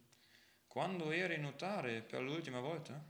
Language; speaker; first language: Italian; non-native, learner; German